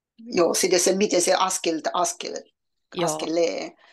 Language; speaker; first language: Finnish; non-native, learner; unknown